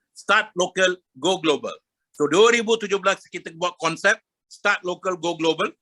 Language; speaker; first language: Malay; non-native, local second language; Tamil